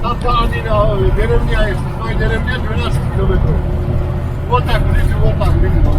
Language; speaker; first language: Russian; non-native, learner; Georgian